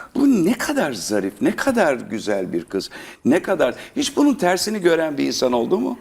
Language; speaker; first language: Turkish; native; Turkish